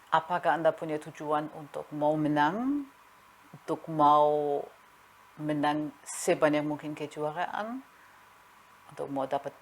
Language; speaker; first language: Indonesian; non-native, fluent; German